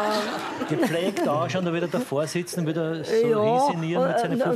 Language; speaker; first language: German; native; German